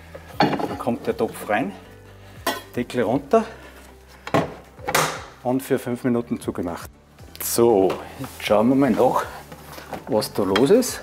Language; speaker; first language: German; native; German